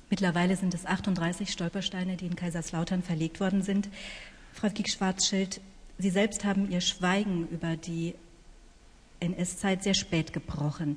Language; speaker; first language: German; native; German